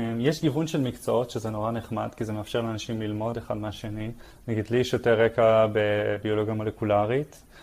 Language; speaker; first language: Hebrew; native; Hebrew